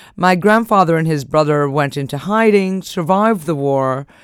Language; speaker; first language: English; early bilingual, other home language; Spanish